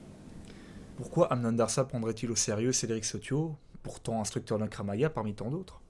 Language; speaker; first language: French; native; French